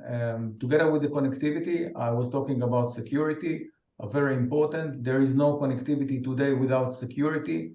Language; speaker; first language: English; non-native, fluent; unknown